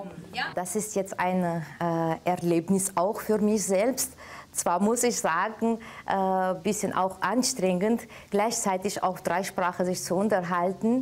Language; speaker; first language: German; non-native, fluent; Armenian